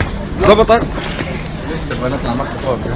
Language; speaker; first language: Arabic; native; Arabic